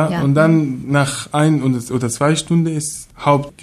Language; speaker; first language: German; non-native, learner; Arabic